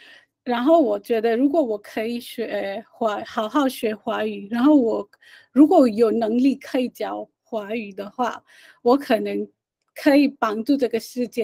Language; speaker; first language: Chinese; non-native, fluent; Hindi